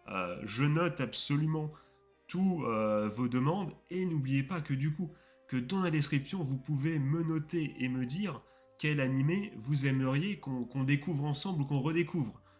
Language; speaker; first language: French; native; French